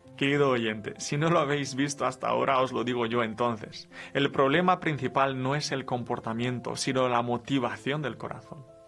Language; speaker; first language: Spanish; non-native, fluent; Romanian